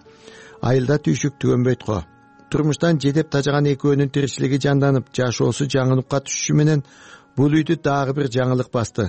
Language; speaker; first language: Kyrgyz; native; Kyrgyz